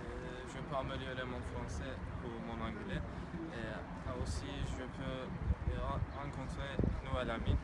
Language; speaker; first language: French; non-native, learner; Turkish